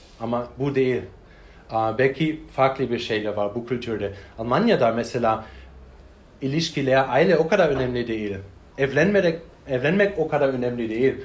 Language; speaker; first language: Turkish; non-native, learner; German